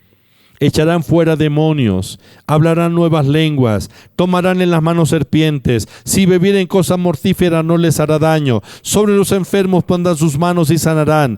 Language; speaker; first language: Spanish; native; Spanish